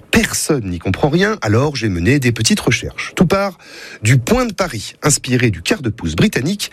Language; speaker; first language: French; native; French